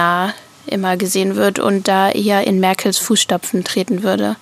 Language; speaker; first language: German; native; German